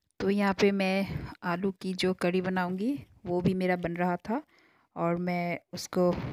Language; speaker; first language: Hindi; non-native, local second language; Bangla